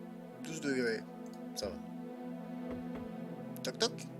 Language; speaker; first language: French; native; French